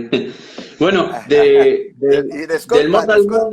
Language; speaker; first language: Spanish; native; Spanish